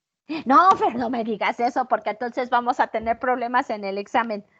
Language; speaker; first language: Spanish; native; Spanish